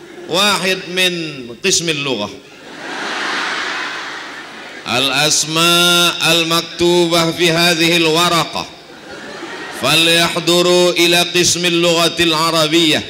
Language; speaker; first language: Arabic; non-native, fluent; Indonesian